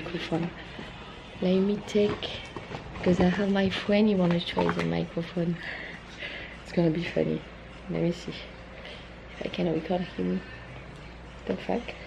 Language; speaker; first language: English; non-native, learner; French